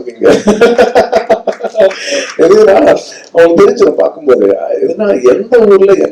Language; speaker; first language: Tamil; non-native, local second language; Telugu